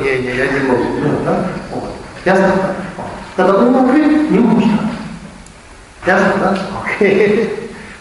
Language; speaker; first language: Russian; non-native, learner; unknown